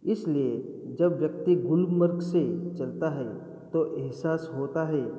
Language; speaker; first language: Hindi; non-native, local second language; Gujarati